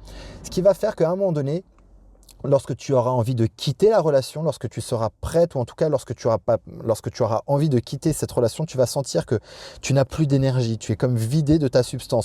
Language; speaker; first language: French; native; French